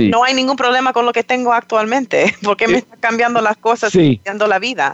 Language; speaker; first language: Spanish; non-native, fluent; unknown